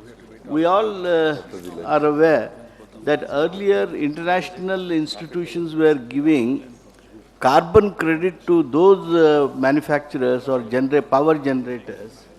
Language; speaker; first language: English; non-native, local second language; Kannada